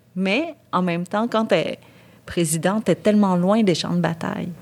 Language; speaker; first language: French; early bilingual, other home language; Vietnamese